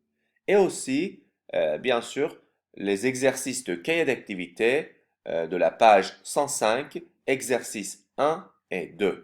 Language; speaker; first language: French; non-native, fluent; Turkish